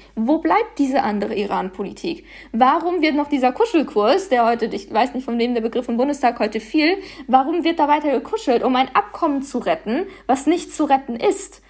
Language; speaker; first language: German; non-native, fluent; Persian